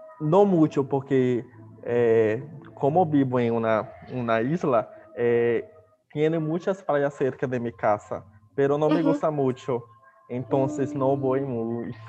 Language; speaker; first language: Spanish; non-native, learner; Portuguese